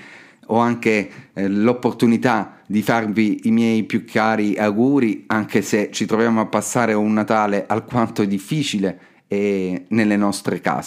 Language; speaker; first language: Italian; native; Italian